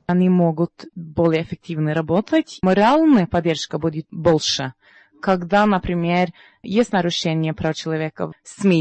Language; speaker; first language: Russian; non-native, learner; Norwegian